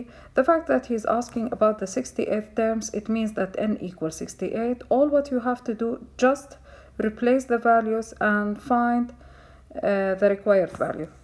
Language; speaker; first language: English; non-native, fluent; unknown